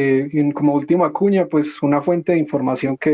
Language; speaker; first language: Spanish; native; Spanish